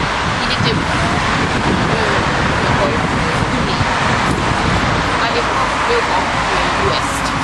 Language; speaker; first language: French; non-native, fluent; German